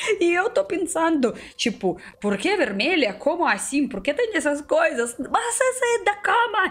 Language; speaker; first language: Portuguese; non-native, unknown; Russian